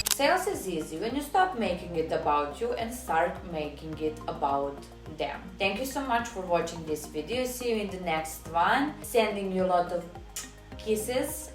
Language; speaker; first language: English; non-native, fluent; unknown